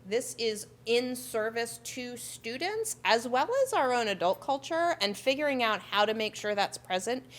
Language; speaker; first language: English; native; English